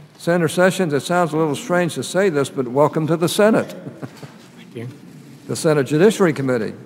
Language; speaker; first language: English; native; English